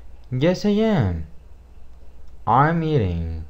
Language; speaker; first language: English; non-native, fluent; Spanish